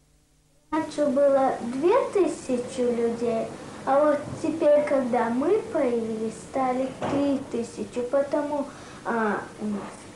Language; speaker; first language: Russian; non-native, local second language; Chechen